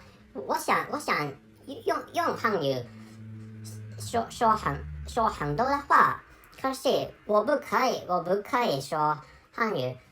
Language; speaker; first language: Chinese; non-native, learner; Japanese